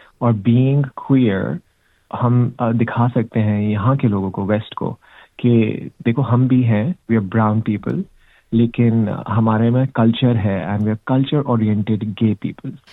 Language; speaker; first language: Urdu; native; Urdu